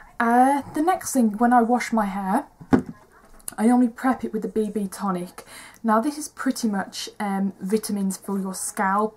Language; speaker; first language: English; native; English